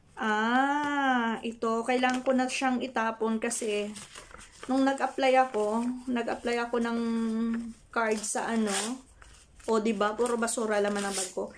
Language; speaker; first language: Filipino; non-native, local second language; Hiligaynon